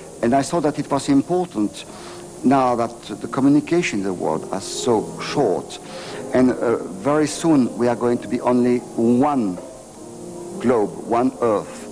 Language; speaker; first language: English; non-native, fluent; French